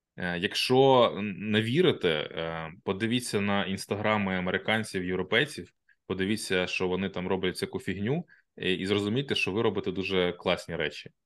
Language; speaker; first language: Ukrainian; native; Ukrainian